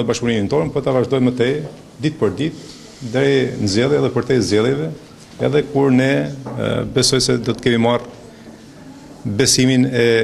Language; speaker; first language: Albanian; native; Albanian